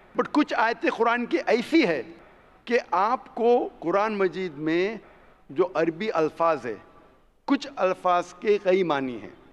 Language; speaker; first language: Hindi; non-native, local second language; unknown